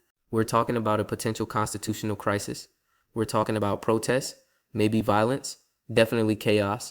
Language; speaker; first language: English; native; English